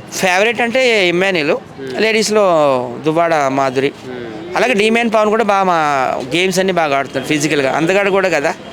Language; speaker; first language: Telugu; native; Telugu